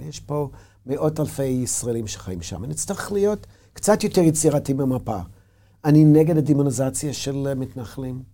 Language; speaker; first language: Hebrew; non-native, fluent; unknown